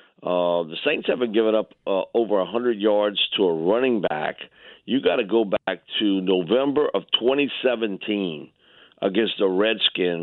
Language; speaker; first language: English; native; English